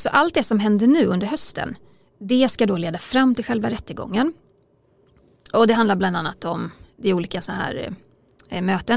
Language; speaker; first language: Swedish; native; Swedish